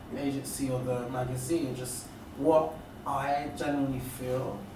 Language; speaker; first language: English; native; English